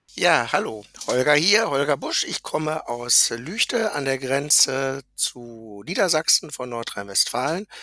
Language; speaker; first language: German; native; German